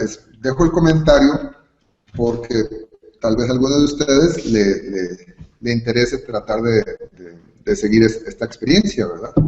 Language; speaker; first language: Spanish; native; Spanish